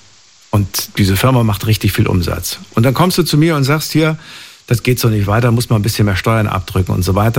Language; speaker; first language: German; native; German